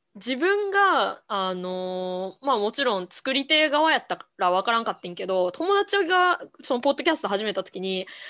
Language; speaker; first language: Japanese; early bilingual, other home language; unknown